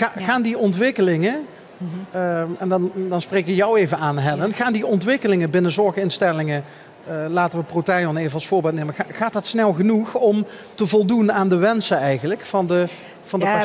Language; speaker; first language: Dutch; native; Dutch